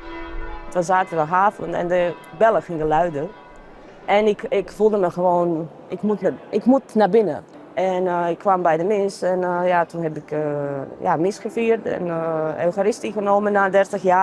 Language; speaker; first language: Dutch; early bilingual, other home language; Croatian